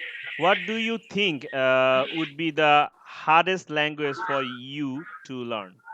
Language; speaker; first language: English; non-native, learner; Bangla